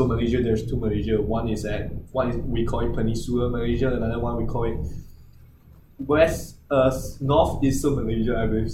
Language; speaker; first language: English; non-native, local second language; Chinese